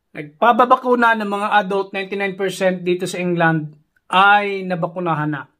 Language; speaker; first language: Filipino; non-native, local second language; Cebuano